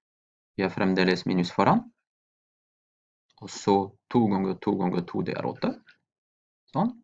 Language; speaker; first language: Norwegian; non-native, fluent; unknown